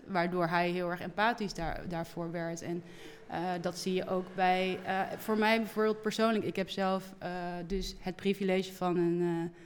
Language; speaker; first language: Dutch; native; Dutch